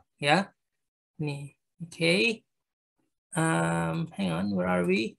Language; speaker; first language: English; non-native, fluent; Indonesian